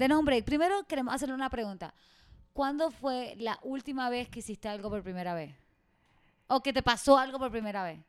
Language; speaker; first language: Spanish; native; Spanish